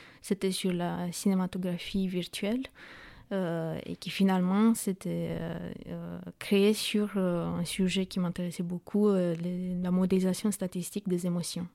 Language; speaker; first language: French; non-native, fluent; Romanian